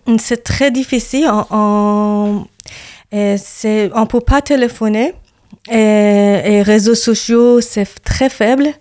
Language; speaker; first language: French; non-native, learner; Persian